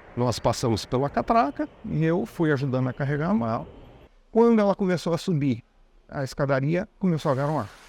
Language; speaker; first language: Portuguese; non-native, fluent; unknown